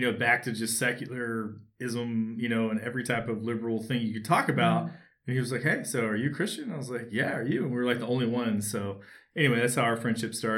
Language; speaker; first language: English; native; English